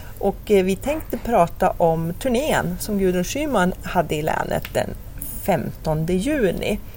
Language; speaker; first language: Swedish; native; Swedish